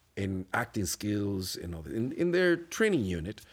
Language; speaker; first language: English; non-native, fluent; Spanish